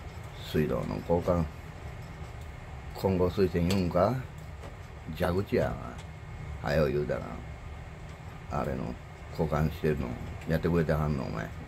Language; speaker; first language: Japanese; native; Japanese